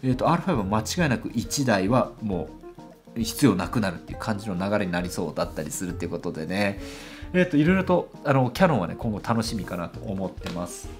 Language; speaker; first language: Japanese; native; Japanese